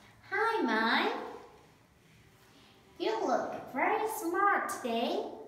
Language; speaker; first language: English; non-native, fluent; Vietnamese